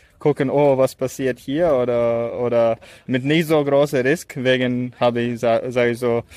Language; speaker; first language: German; non-native, fluent; Latvian